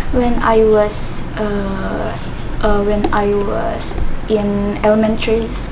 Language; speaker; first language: English; non-native, learner; Indonesian